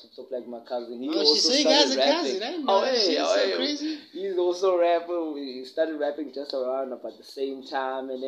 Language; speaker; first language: English; non-native, local second language; Xhosa